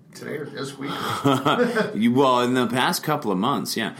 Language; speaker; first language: English; native; English